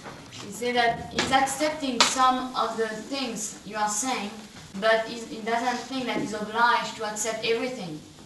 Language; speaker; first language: English; non-native, fluent; French